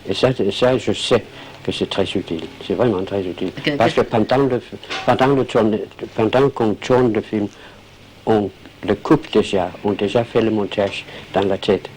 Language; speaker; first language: French; non-native, fluent; Danish